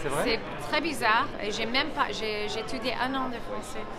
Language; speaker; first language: French; non-native, fluent; English